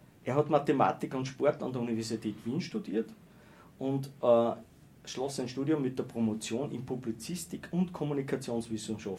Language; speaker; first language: German; native; German